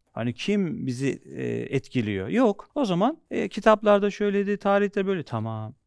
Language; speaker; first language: Turkish; native; Turkish